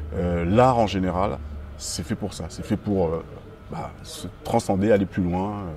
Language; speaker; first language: French; native; French